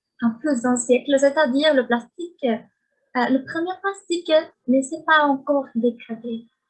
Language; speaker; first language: French; non-native, learner; Spanish